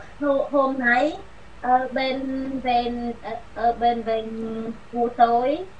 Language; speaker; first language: Vietnamese; non-native, learner; Khmer